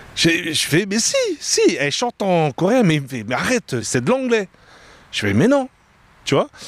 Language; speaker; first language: French; native; French